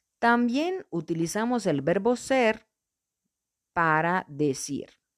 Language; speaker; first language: Spanish; non-native, fluent; Portuguese